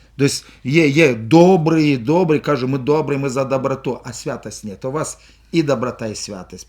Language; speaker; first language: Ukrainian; non-native, local second language; Russian